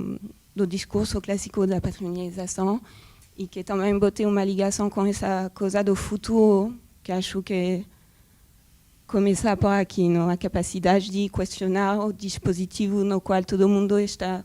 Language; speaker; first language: Portuguese; non-native, fluent; French